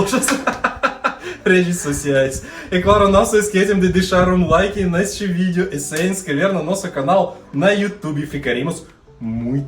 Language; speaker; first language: Portuguese; non-native, learner; Russian